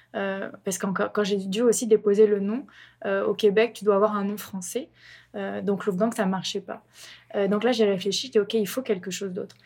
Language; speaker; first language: French; native; French